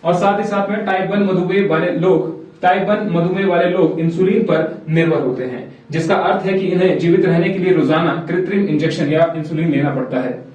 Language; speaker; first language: Hindi; native; Hindi